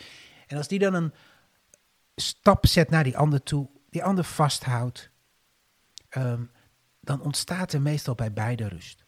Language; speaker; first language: Dutch; native; Dutch